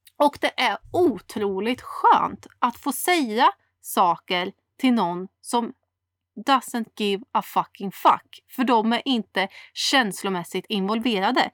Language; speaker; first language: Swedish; native; Swedish